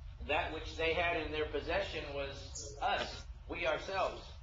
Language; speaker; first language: English; native; English